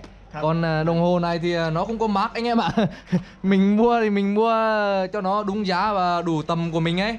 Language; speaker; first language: Vietnamese; native; Vietnamese